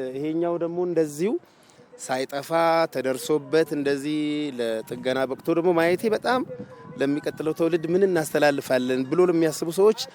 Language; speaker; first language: Amharic; non-native, local second language; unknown